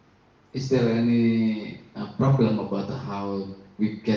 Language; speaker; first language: English; non-native, learner; Indonesian